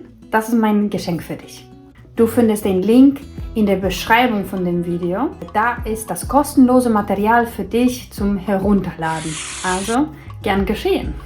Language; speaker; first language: German; non-native, fluent; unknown